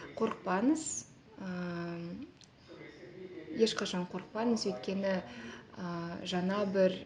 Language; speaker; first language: Kazakh; non-native, local second language; Russian